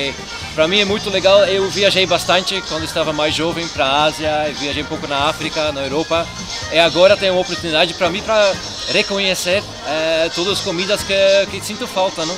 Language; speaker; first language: Portuguese; non-native, fluent; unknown